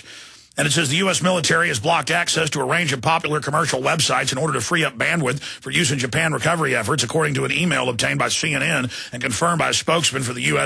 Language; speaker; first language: English; native; English